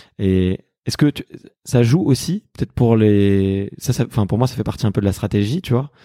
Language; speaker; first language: French; native; French